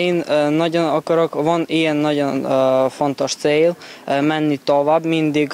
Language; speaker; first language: Hungarian; non-native, learner; Ukrainian